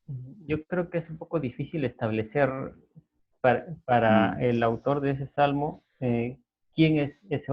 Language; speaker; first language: Spanish; native; Spanish